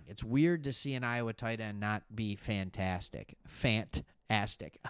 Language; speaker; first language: English; native; English